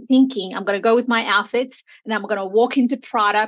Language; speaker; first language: English; native; English